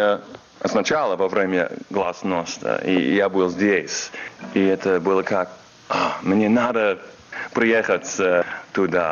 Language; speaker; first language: Russian; non-native, fluent; English